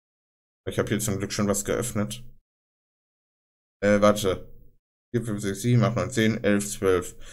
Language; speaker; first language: German; native; German